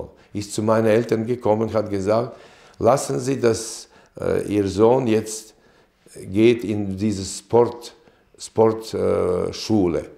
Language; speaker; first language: German; non-native, fluent; Latvian